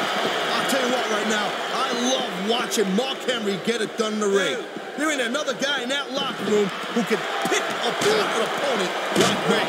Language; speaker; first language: English; native; English